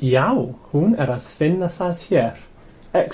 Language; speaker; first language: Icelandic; non-native, fluent; English